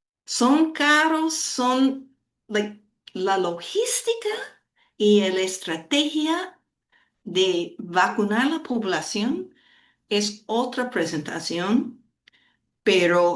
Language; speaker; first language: Spanish; non-native, fluent; English